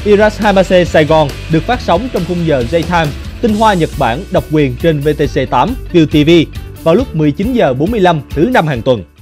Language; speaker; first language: Vietnamese; native; Vietnamese